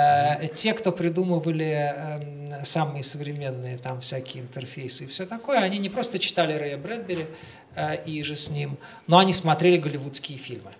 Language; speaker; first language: Russian; native; Russian